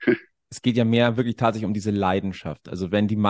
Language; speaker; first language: German; native; German